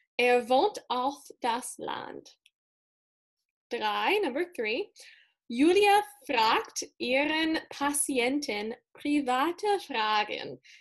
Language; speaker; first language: German; non-native, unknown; English